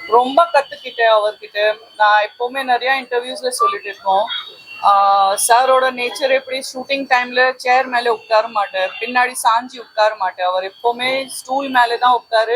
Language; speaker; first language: Tamil; non-native, fluent; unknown